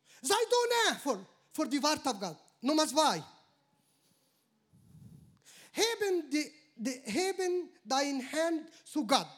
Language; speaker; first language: German; non-native, learner; Arabic